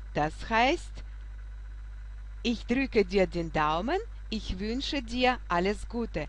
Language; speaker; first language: German; non-native, fluent; Russian